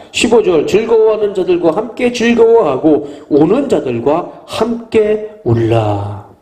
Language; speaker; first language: Korean; native; Korean